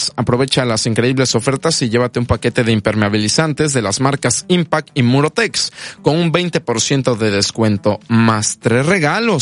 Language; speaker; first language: Spanish; native; Spanish